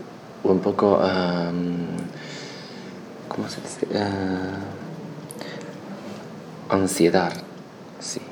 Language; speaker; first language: Spanish; non-native, learner; Chinese